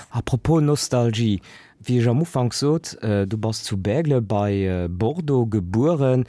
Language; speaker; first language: Luxembourgish; native; Luxembourgish